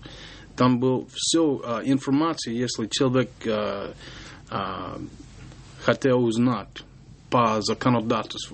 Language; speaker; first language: Russian; non-native, learner; English